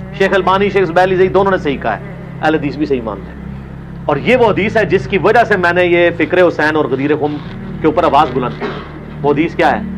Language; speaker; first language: Urdu; non-native, local second language; Punjabi